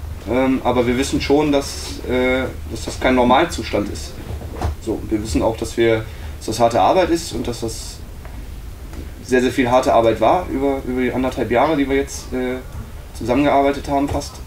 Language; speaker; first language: German; native; German